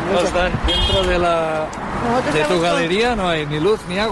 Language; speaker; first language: Spanish; native; Spanish